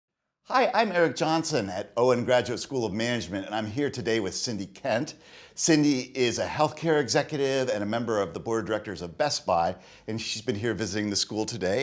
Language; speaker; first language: English; native; English